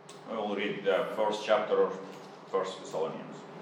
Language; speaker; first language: English; non-native, learner; Russian